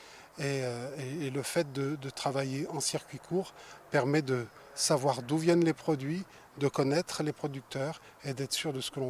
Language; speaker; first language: French; native; French